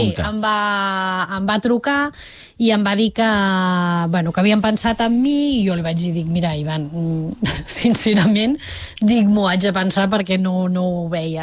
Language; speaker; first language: Catalan; native; Catalan